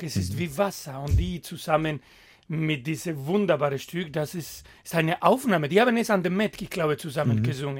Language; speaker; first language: German; non-native, fluent; Spanish